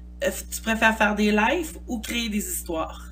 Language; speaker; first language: French; native; French